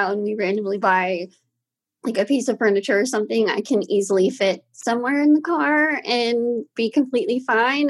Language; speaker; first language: English; native; English